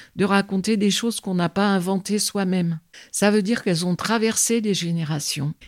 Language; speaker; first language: French; native; French